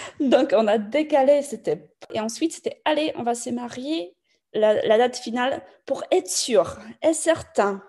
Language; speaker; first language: French; non-native, fluent; Polish